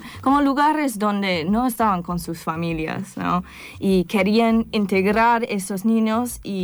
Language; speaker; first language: Spanish; non-native, fluent; English